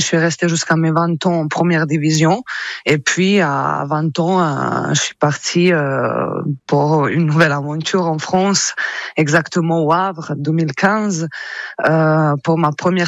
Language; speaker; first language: French; non-native, fluent; Croatian